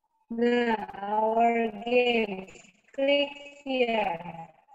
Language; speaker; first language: English; non-native, fluent; Indonesian